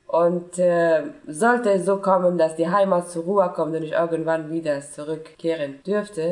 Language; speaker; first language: German; non-native, fluent; Persian